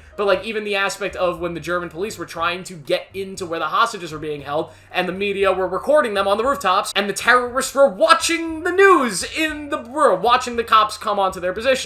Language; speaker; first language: English; native; English